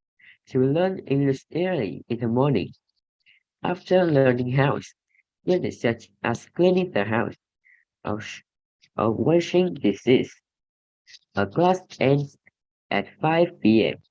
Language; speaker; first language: English; non-native, learner; Vietnamese